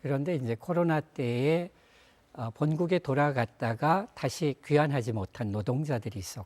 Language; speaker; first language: Korean; native; Korean